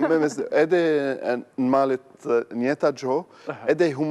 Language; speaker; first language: Albanian; non-native, learner; Arabic